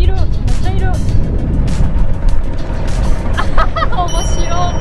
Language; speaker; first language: Japanese; non-native, fluent; German